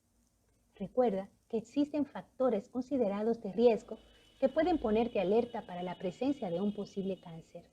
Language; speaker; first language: Spanish; native; Spanish